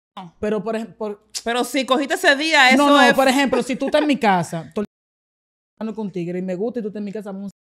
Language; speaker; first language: Spanish; native; Spanish